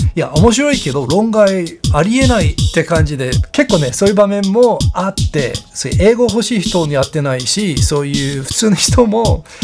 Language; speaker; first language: Japanese; non-native, fluent; English